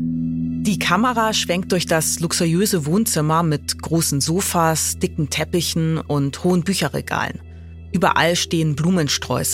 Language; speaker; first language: German; native; German